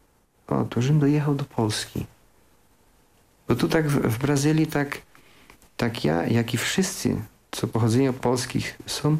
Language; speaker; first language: Polish; early bilingual, heritage; Polish